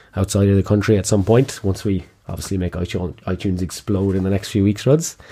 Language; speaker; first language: English; native; English